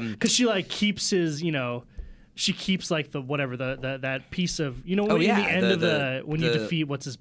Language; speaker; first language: English; native; English